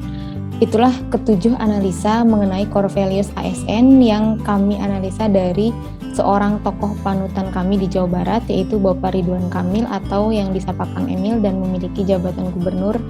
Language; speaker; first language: Indonesian; native; Indonesian